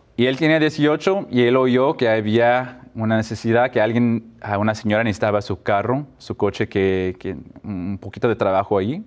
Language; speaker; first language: Spanish; early bilingual, heritage; Spanish